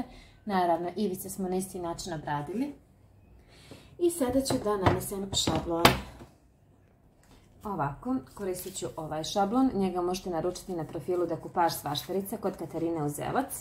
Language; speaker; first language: Croatian; native; Croatian